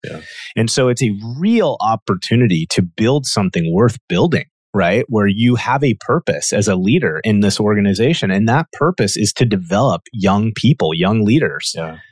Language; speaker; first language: English; native; English